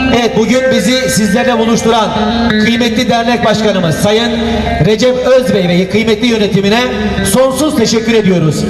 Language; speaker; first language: Turkish; native; Turkish